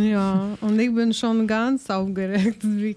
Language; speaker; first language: German; non-native, learner; Ukrainian